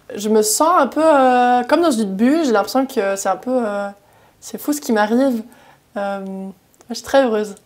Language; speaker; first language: French; non-native, local second language; German